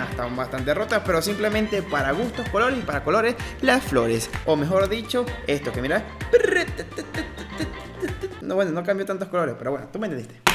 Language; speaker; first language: Spanish; native; Spanish